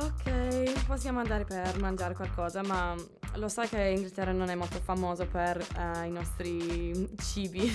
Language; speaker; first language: Italian; non-native, learner; English